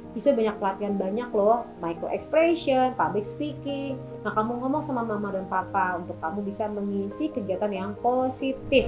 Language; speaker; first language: Indonesian; native; Indonesian